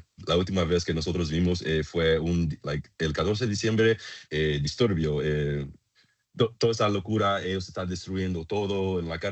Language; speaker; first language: Spanish; non-native, learner; English